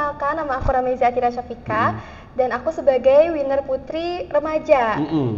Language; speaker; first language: Indonesian; native; Indonesian